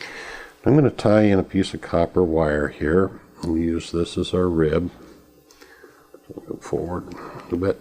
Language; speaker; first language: English; native; English